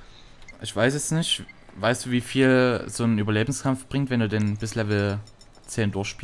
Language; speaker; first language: German; native; German